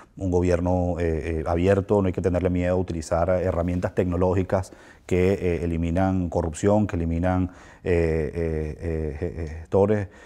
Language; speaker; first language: Spanish; native; Spanish